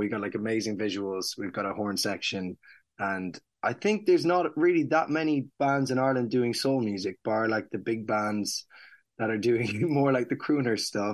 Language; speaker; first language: English; native; English